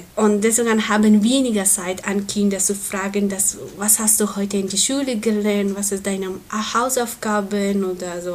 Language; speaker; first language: German; non-native, learner; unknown